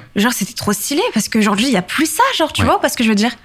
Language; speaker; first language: French; native; French